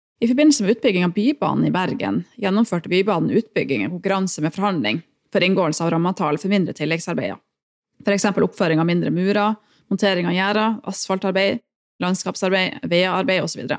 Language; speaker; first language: Norwegian; native; Norwegian